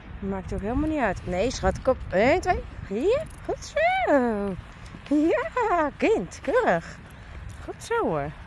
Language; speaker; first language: Dutch; native; Dutch